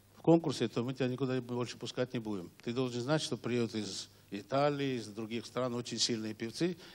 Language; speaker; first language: Russian; non-native, local second language; Georgian